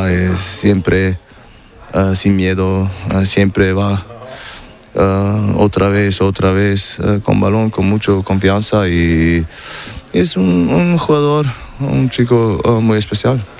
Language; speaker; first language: Spanish; non-native, learner; German